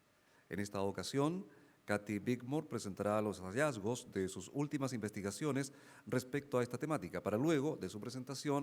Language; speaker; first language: Spanish; native; Spanish